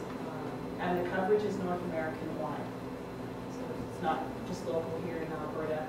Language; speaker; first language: English; native; English